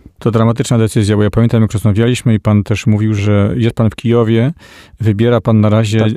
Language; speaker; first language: Polish; native; Polish